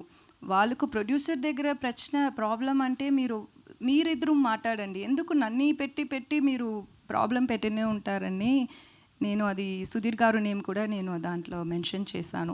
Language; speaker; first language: Telugu; non-native, learner; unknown